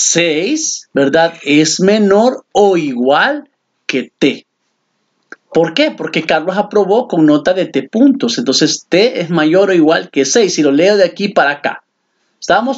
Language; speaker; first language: Spanish; native; Spanish